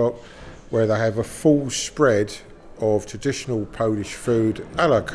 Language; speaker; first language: English; native; English